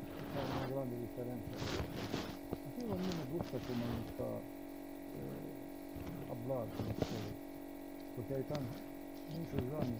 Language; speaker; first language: Spanish; non-native, learner; Slovenian